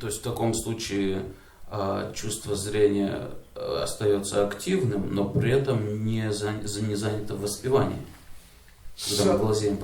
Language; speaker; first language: Russian; native; Russian